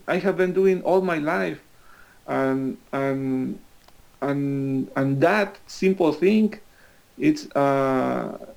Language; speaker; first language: English; non-native, fluent; Spanish